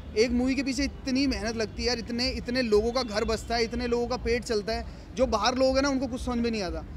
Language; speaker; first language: Hindi; native; Hindi